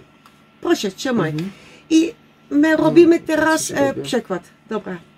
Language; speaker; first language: Polish; non-native, learner; Dutch